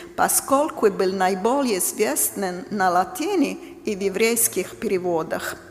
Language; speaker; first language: Russian; non-native, fluent; Italian